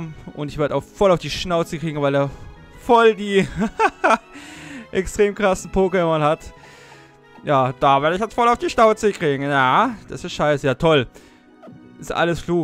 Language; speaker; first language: German; native; German